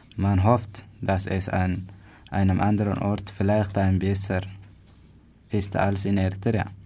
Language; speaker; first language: German; non-native, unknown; Tigrinya